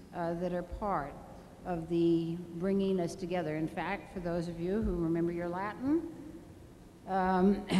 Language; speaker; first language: English; native; English